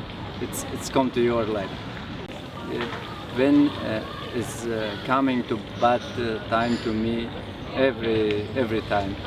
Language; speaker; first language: English; non-native, learner; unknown